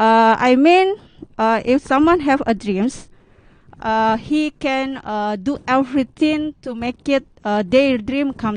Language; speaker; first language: English; non-native, learner; Indonesian